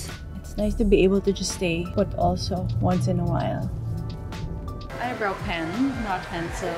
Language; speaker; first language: English; non-native, local second language; Filipino